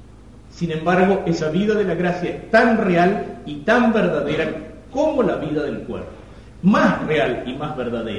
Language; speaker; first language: Spanish; native; Spanish